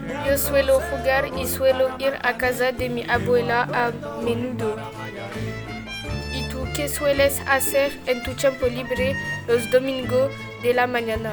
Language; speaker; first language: Spanish; non-native, learner; French